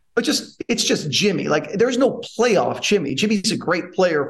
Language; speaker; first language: English; native; English